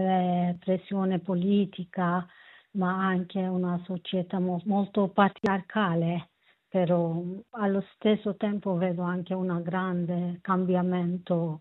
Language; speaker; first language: Italian; non-native, learner; Kurdish